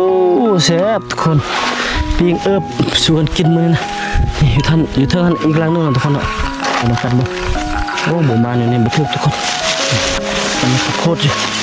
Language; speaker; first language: Thai; non-native, local second language; Lao